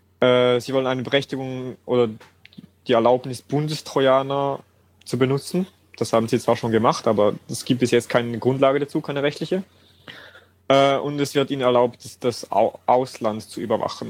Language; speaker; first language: German; native; German